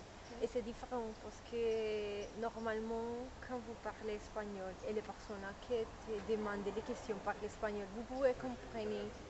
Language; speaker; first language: French; non-native, learner; Spanish